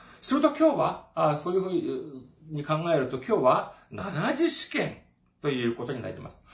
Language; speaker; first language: Japanese; non-native, fluent; Korean